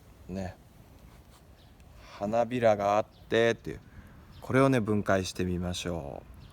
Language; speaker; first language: Japanese; native; Japanese